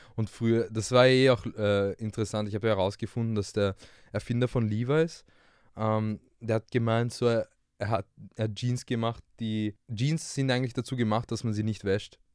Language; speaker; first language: German; early bilingual, other home language; English